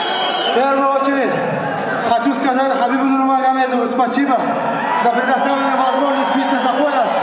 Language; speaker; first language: Russian; non-native, local second language; Tajik